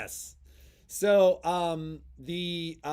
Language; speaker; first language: English; native; English